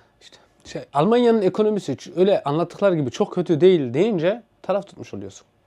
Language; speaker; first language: Turkish; early bilingual, heritage; Turkish